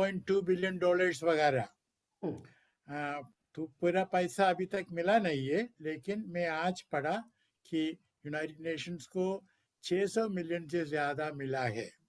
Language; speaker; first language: Hindi; non-native, local second language; Malayalam